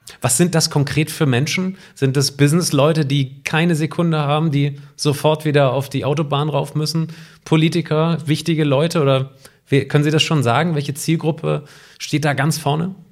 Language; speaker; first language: German; native; German